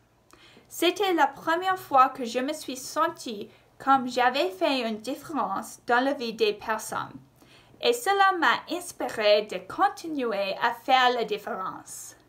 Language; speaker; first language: French; non-native, local second language; English